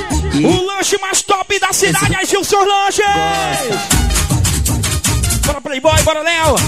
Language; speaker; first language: Portuguese; native; Portuguese